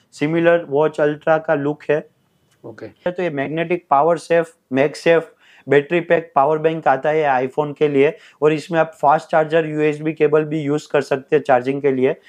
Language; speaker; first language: Hindi; non-native, local second language; Telugu